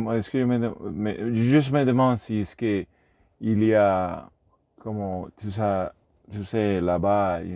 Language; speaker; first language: French; non-native, learner; Spanish